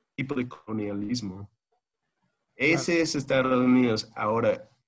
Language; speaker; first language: Spanish; non-native, fluent; English